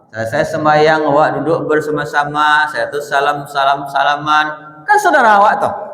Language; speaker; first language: Malay; non-native, local second language; Minangkabau